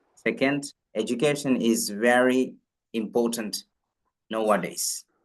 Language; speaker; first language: English; non-native, local second language; Malayalam